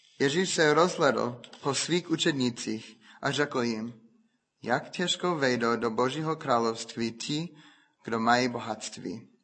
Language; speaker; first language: Czech; non-native, fluent; English